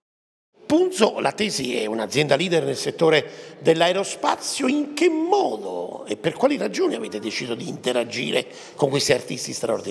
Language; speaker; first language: Italian; native; Italian